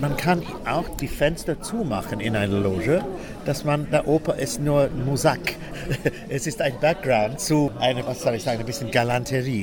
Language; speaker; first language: German; non-native, learner; English